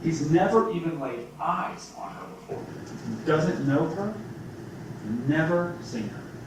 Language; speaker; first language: English; native; English